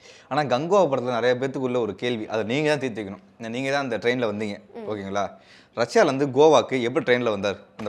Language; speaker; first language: Tamil; native; Tamil